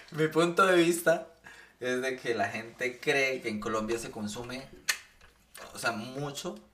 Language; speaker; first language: Spanish; native; Spanish